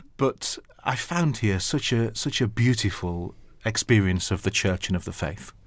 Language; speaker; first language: English; native; English